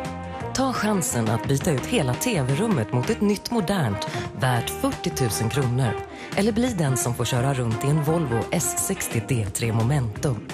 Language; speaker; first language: Swedish; native; Swedish